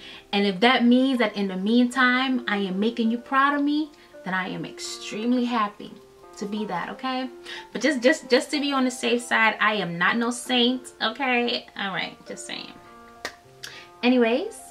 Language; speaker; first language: English; early bilingual, other home language; Dutch